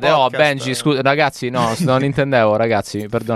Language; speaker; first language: Italian; native; Italian